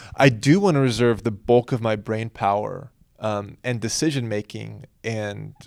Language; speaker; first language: English; native; English